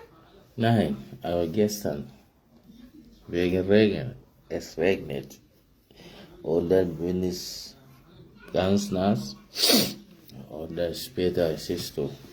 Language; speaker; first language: German; non-native, learner; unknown